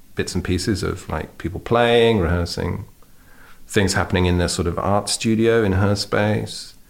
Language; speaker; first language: English; native; English